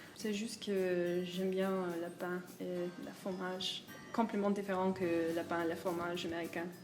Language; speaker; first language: French; non-native, fluent; English